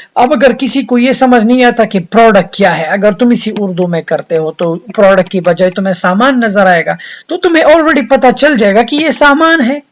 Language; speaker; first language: Urdu; native; Urdu